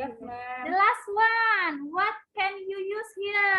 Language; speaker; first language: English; non-native, learner; Indonesian